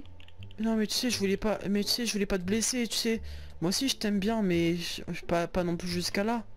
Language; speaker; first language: French; native; French